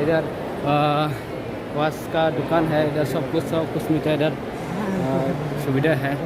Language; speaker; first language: Hindi; non-native, local second language; Kok Borok